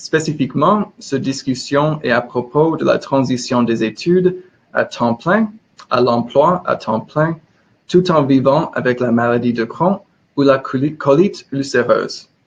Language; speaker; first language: French; non-native, learner; English